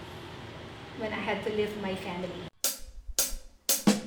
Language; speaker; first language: English; non-native, local second language; Cebuano